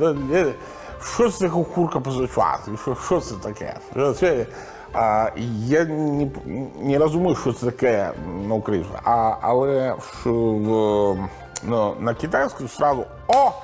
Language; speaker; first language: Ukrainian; non-native, learner; Italian